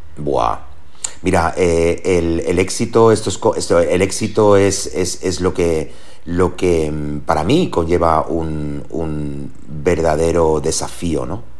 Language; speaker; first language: Spanish; early bilingual, heritage; Spanish